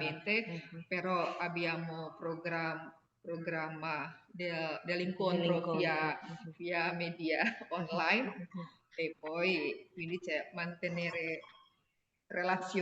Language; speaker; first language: Italian; non-native, learner; Indonesian